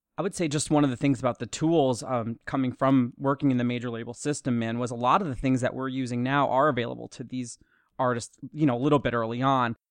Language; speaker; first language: English; native; English